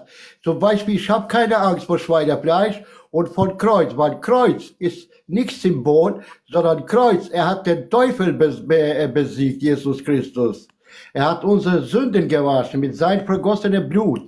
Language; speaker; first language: German; non-native, fluent; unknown